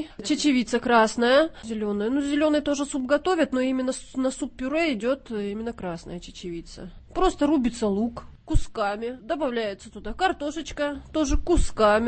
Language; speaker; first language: Russian; native; Russian